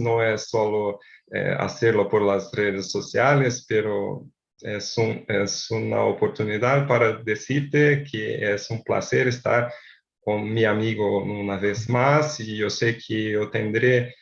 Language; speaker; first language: Spanish; non-native, fluent; Portuguese